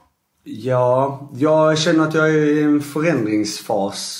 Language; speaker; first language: Swedish; native; Swedish